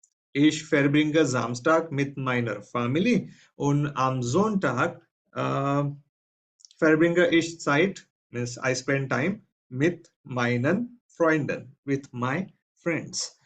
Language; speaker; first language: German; non-native, fluent; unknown